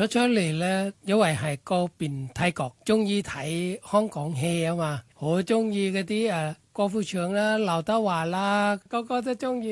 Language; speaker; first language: Cantonese; non-native, fluent; Thai